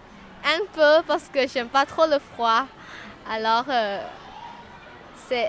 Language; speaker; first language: French; non-native, learner; Lao